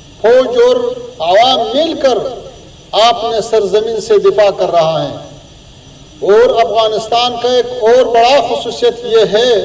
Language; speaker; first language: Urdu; non-native, fluent; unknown